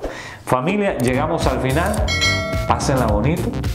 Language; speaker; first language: Spanish; native; Spanish